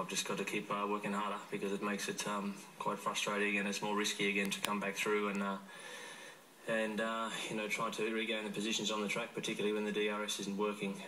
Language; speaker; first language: English; native; English